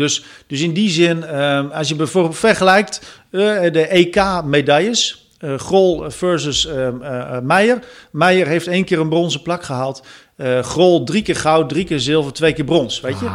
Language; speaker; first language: Dutch; native; Dutch